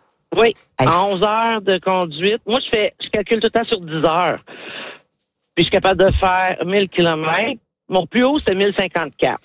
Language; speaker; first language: French; native; French